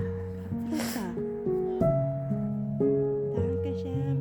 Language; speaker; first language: German; non-native, learner; Japanese